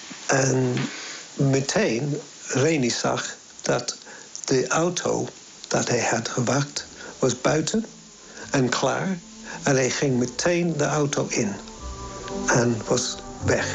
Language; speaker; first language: Dutch; non-native, fluent; English